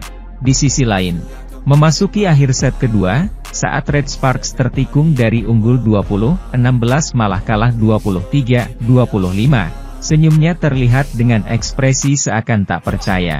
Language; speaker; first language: Indonesian; native; Indonesian